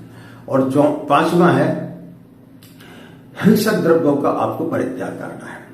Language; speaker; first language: Hindi; native; Hindi